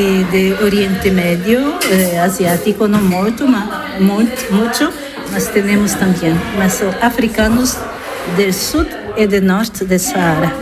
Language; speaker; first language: Spanish; non-native, learner; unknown